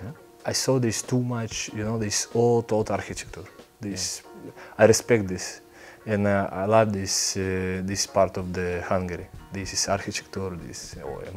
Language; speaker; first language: English; non-native, learner; Belarusian